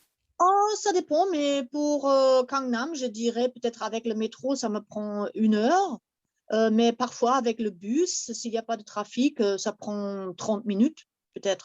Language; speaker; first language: French; non-native, fluent; German